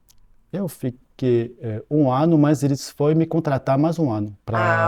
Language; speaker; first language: Portuguese; non-native, fluent; French